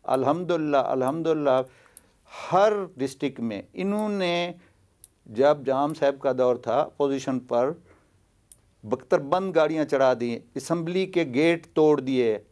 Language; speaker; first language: Urdu; non-native, local second language; Baluchi